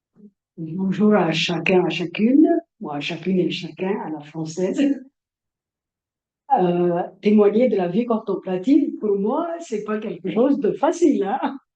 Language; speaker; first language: French; non-native, fluent; Arabic